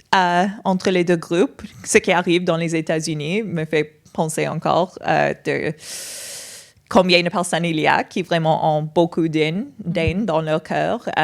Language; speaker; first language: French; non-native, fluent; English